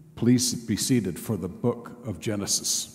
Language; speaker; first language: English; native; English